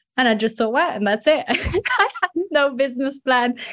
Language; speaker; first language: English; non-native, fluent; French